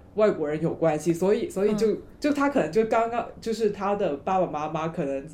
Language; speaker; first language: Chinese; non-native, local second language; Cantonese